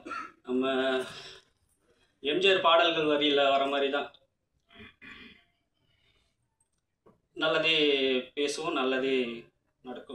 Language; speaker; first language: Tamil; native; Tamil